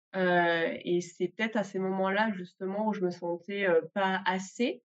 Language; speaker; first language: French; native; French